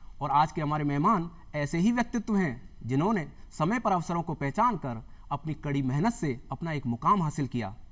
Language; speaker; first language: Hindi; native; Hindi